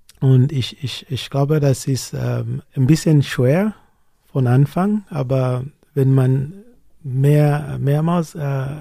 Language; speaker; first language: German; non-native, learner; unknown